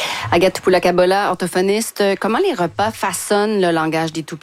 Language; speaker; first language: French; native; French